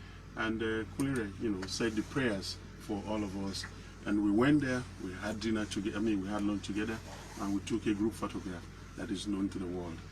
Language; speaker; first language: English; non-native, local second language; Yoruba